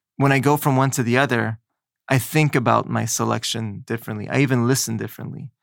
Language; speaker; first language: English; native; English